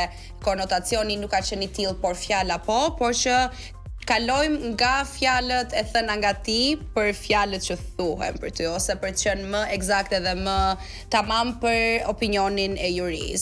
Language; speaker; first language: Albanian; native; Albanian